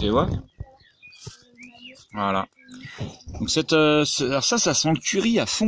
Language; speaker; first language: French; native; French